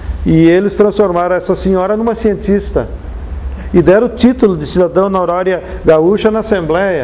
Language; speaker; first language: Portuguese; native; Portuguese